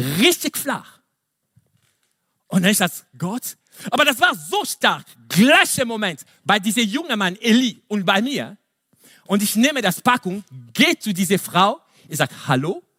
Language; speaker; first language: German; non-native, fluent; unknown